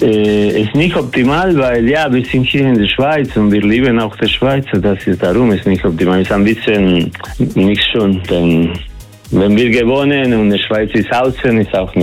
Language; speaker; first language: German; non-native, learner; Spanish